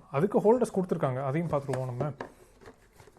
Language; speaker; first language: Tamil; native; Tamil